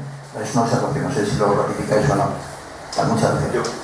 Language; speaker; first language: Spanish; native; Spanish